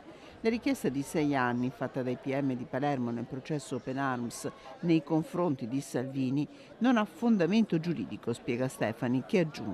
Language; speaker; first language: Italian; native; Italian